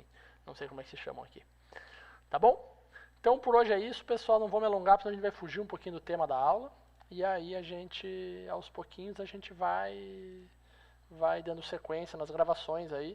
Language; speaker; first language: Portuguese; native; Portuguese